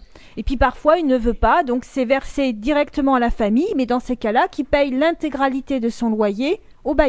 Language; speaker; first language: French; native; French